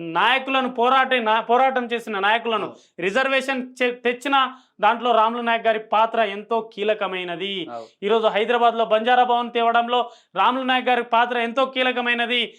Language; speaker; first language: Telugu; non-native, local second language; Lambadi